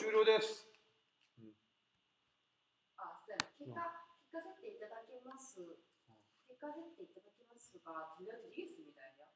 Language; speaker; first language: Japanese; non-native, learner; Korean